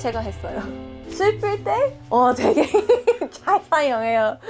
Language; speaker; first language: Korean; non-native, fluent; English